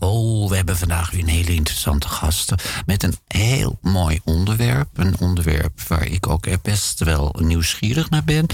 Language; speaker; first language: Dutch; native; Dutch